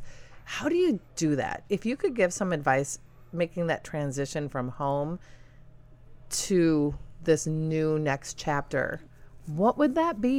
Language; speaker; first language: English; native; English